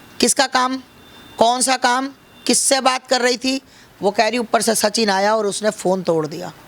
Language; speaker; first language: Hindi; native; Hindi